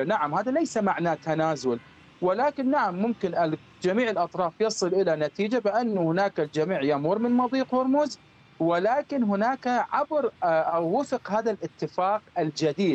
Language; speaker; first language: Arabic; non-native, fluent; Persian